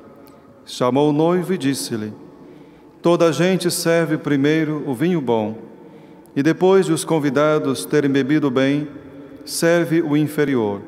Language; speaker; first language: Portuguese; native; Portuguese